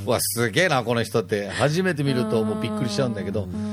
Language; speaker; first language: Japanese; non-native, fluent; Danish